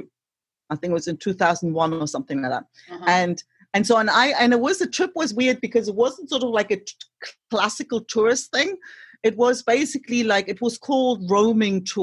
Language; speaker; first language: English; non-native, fluent; German